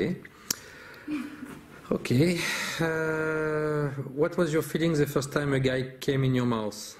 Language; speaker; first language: English; non-native, fluent; French